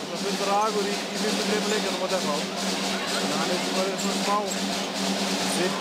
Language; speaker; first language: Icelandic; native; Icelandic